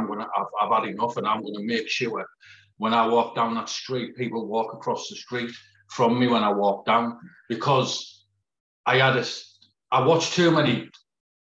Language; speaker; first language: English; native; English